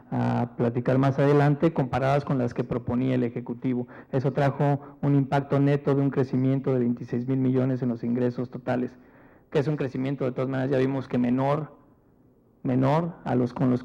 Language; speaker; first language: Spanish; native; Spanish